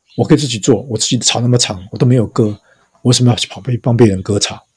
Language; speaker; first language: Chinese; native; Chinese